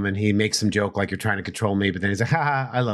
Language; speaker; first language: English; native; English